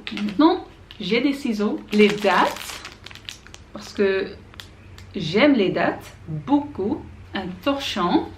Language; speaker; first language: French; non-native, learner; Dutch